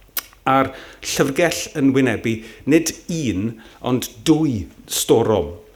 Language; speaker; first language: Welsh; native; Welsh